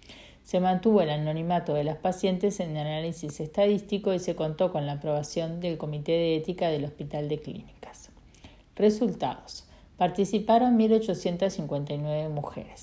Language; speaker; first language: Spanish; native; Spanish